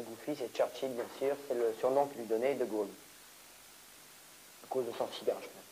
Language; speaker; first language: French; native; French